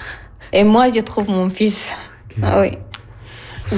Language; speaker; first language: French; non-native, learner; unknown